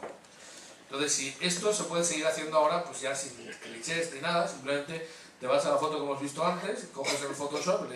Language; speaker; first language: Spanish; native; Spanish